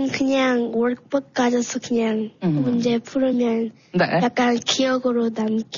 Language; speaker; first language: Korean; early bilingual, heritage; Korean